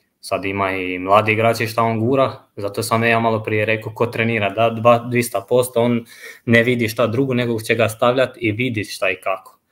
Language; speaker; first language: Croatian; non-native, fluent; Albanian